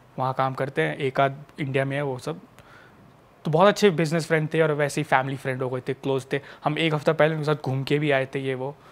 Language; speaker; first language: Hindi; native; Hindi